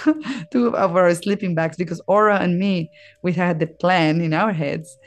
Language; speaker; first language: English; non-native, fluent; Spanish